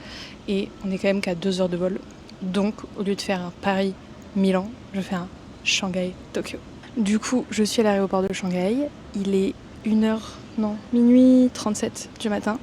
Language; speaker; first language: French; native; French